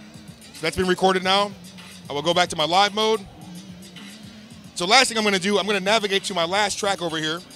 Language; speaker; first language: English; native; English